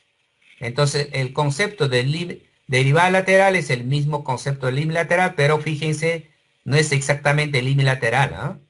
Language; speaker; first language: Spanish; native; Spanish